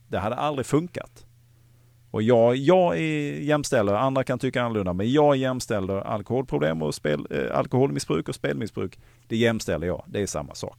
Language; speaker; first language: Swedish; native; Swedish